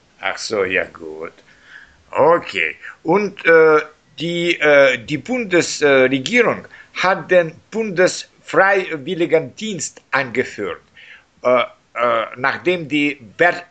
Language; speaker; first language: German; non-native, learner; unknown